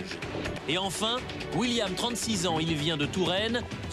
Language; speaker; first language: French; native; French